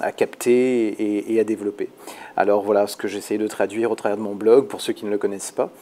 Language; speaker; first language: French; native; French